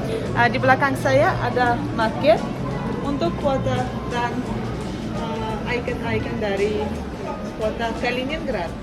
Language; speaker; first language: Indonesian; non-native, fluent; Russian